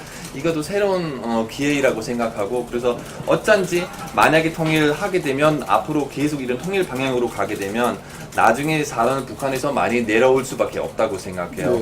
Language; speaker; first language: Korean; non-native, fluent; German